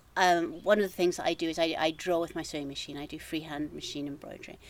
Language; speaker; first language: English; native; English